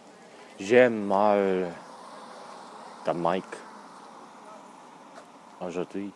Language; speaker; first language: French; non-native, learner; English